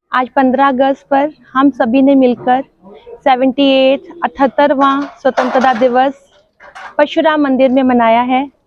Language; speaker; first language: Hindi; non-native, local second language; Punjabi